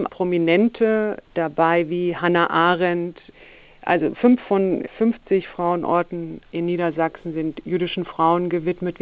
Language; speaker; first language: German; native; German